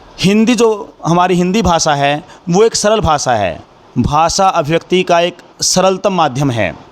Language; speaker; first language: Hindi; native; Hindi